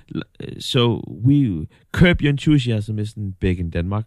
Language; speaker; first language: English; non-native, fluent; Danish